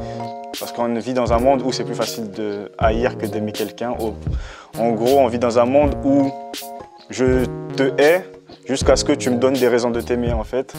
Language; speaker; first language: French; native; French